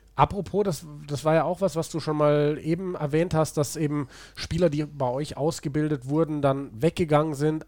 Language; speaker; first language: German; native; German